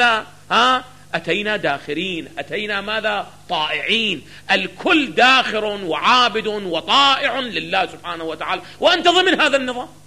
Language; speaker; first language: Arabic; native; Arabic